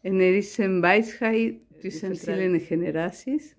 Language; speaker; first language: Dutch; non-native, learner; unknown